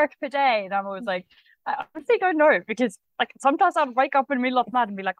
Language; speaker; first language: English; non-native, fluent; Swedish